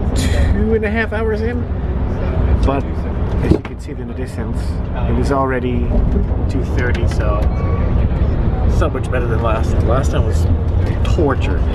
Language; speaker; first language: English; non-native, fluent; Dutch